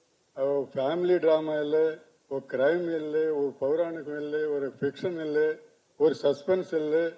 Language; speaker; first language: Tamil; non-native, learner; Telugu